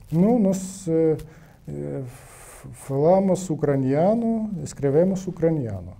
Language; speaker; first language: Portuguese; non-native, learner; Ukrainian